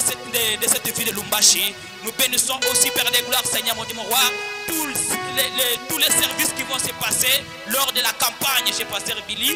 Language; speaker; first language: French; non-native, local second language; Swahili